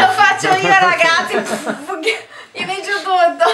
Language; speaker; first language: Italian; non-native, learner; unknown